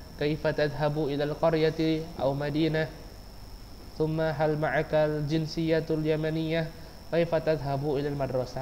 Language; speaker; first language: Arabic; non-native, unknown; Indonesian